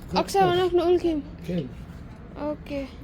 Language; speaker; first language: Hebrew; non-native, learner; Gujarati